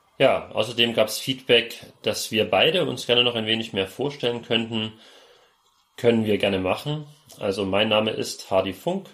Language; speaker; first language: German; native; German